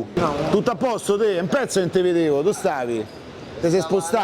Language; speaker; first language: Italian; native; Italian